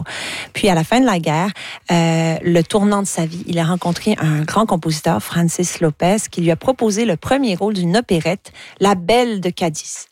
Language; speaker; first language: French; native; French